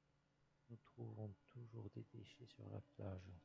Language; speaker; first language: French; non-native, learner; English